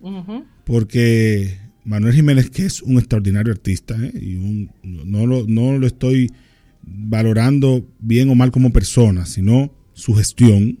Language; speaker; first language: Spanish; native; Spanish